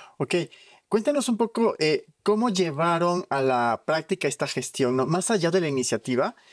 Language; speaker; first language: Spanish; native; Spanish